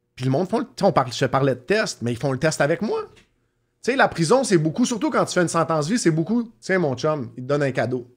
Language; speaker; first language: French; native; French